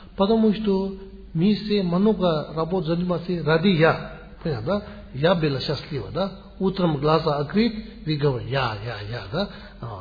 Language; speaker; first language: Russian; non-native, learner; Tibetan